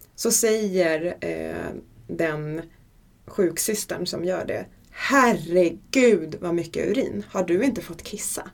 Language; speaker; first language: Swedish; native; Swedish